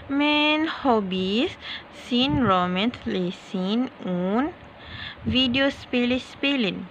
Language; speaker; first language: German; non-native, learner; Malay